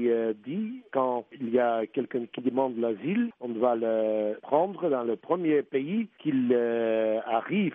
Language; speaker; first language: French; non-native, local second language; Dutch